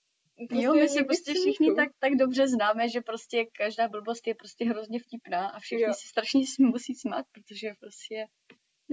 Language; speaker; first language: Czech; early bilingual, heritage; Czech